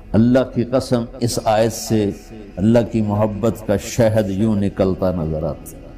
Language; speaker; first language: Urdu; non-native, local second language; Punjabi